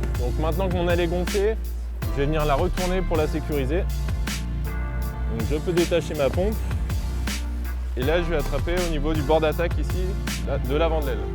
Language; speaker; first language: French; native; French